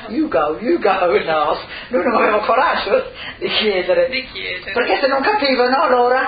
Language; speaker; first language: Italian; non-native, local second language; Friulian